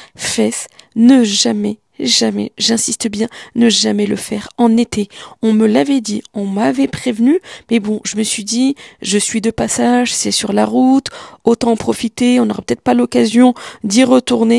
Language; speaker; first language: French; early bilingual, other home language; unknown